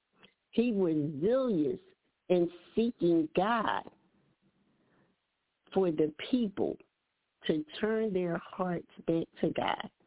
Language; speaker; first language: English; native; English